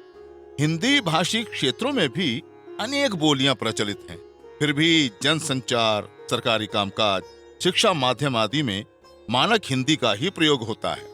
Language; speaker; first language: Hindi; native; Hindi